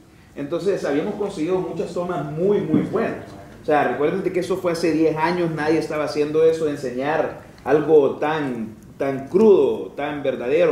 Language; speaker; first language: Spanish; native; Spanish